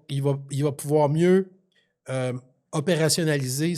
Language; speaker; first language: French; native; French